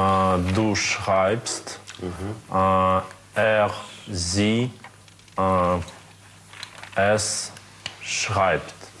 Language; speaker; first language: German; non-native, learner; Russian